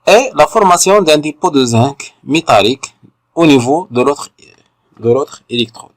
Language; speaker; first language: French; non-native, local second language; Arabic